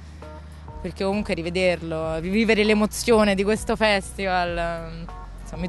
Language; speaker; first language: Italian; native; Italian